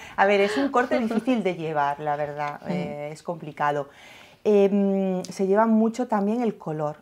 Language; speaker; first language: Spanish; native; Spanish